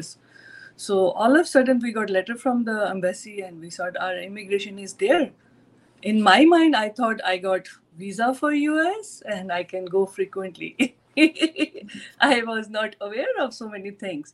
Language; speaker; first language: English; non-native, local second language; Hindi